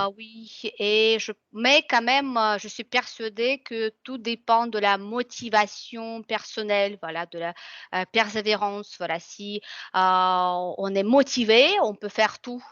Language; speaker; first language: French; non-native, fluent; Russian